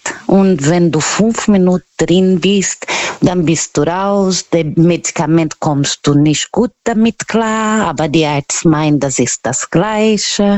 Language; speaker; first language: German; non-native, learner; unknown